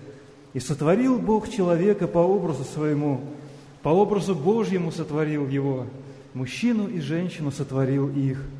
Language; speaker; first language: Russian; native; Russian